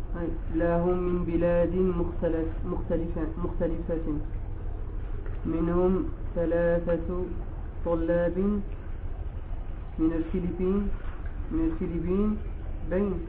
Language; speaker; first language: Arabic; non-native, learner; French